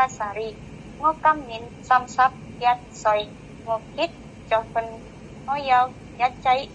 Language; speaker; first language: Cantonese; non-native, learner; Indonesian